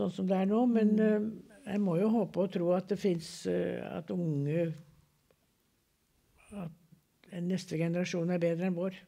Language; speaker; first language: Norwegian; native; Norwegian